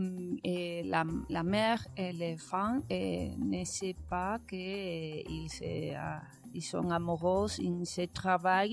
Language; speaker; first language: French; non-native, learner; Spanish